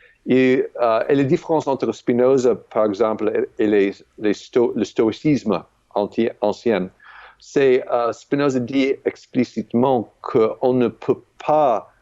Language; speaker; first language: French; non-native, fluent; English